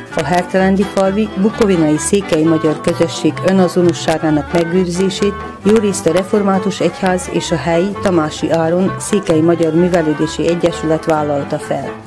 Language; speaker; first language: Hungarian; native; Hungarian